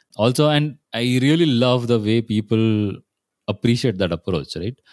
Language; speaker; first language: English; non-native, local second language; Marathi